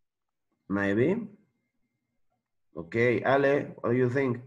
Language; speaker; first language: English; non-native, learner; Spanish